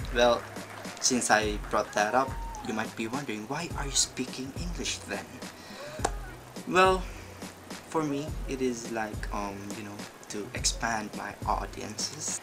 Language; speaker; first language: English; non-native, local second language; Filipino